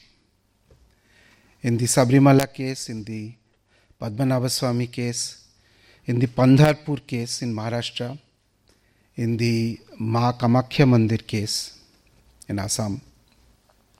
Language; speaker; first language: English; non-native, local second language; Bangla